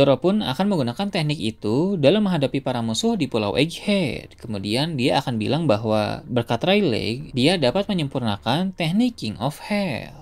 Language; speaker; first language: Indonesian; native; Indonesian